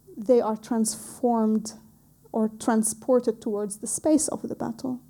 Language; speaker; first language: English; non-native, fluent; Arabic